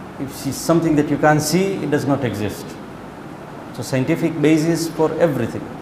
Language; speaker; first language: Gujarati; early bilingual, heritage; Gujarati